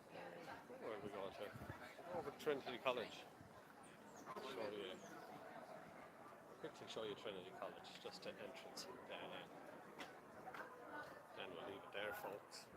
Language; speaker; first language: English; native; English